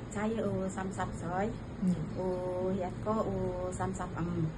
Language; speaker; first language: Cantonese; non-native, learner; Indonesian